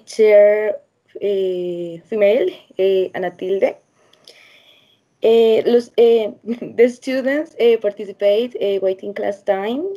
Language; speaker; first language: English; non-native, learner; Spanish